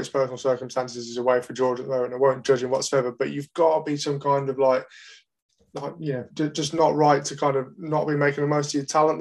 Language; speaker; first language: English; native; English